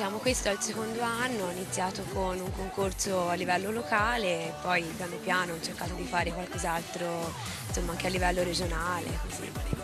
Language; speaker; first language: Italian; native; Italian